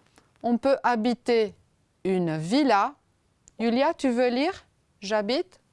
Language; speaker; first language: French; non-native, fluent; Romanian